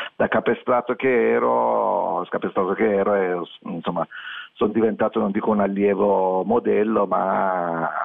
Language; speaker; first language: Italian; non-native, fluent; Persian